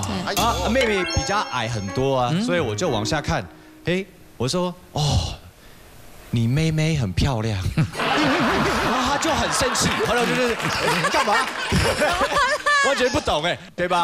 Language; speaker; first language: Chinese; non-native, fluent; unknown